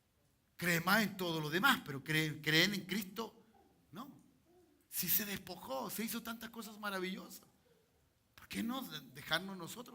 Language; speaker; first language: Spanish; native; Spanish